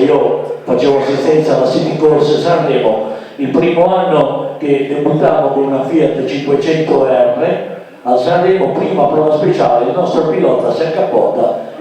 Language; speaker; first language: Italian; native; Italian